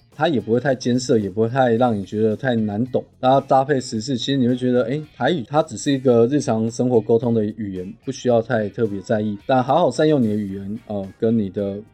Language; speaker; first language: Chinese; non-native, local second language; Min Nan Chinese